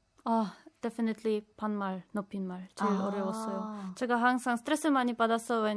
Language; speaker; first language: Korean; non-native, fluent; Polish